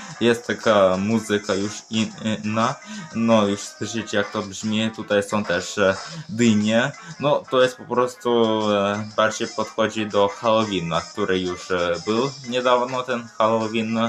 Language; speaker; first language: Polish; early bilingual, other home language; Ukrainian